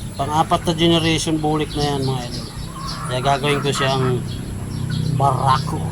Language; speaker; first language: Filipino; native; Filipino